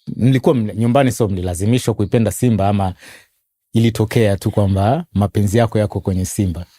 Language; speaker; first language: Swahili; native; Swahili